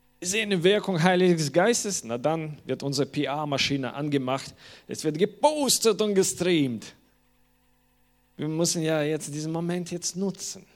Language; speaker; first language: German; non-native, fluent; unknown